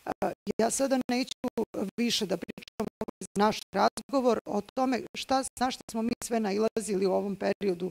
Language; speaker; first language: Bosnian; native; Bosnian